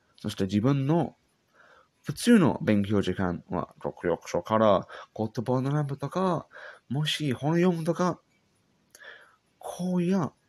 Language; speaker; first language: Japanese; non-native, learner; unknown